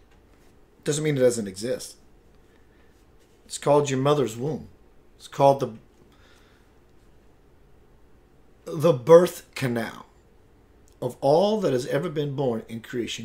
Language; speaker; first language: English; native; English